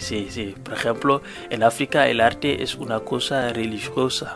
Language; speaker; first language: Spanish; non-native, learner; Wolof